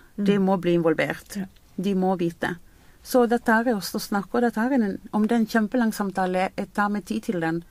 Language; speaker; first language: Norwegian; non-native, fluent; Spanish